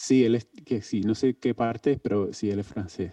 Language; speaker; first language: Spanish; non-native, learner; English